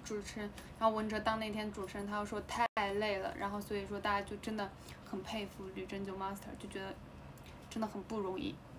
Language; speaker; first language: Chinese; native; Chinese